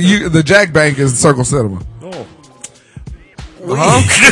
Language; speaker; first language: English; native; English